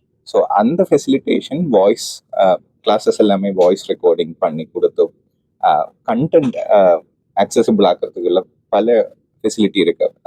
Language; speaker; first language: Tamil; non-native, local second language; Malayalam